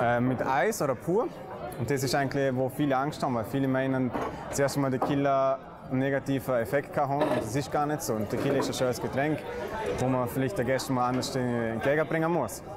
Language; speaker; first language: German; native; German